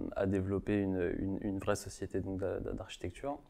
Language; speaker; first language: French; native; French